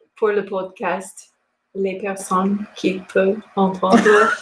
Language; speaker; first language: French; non-native, learner; English